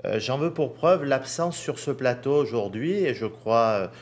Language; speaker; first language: French; native; French